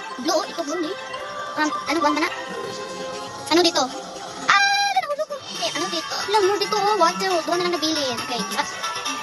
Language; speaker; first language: Filipino; non-native, local second language; Cebuano